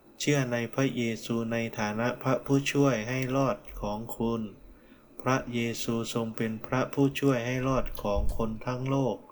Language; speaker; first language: Thai; non-native, fluent; Korean